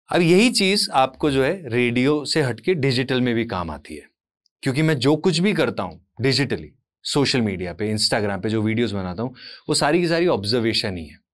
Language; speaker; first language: Hindi; native; Hindi